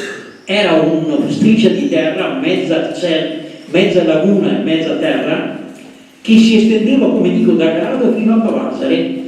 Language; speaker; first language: Italian; native; Italian